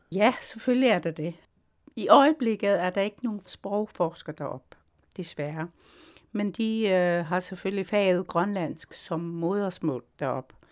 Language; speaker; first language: Danish; non-native, local second language; Kalaallisut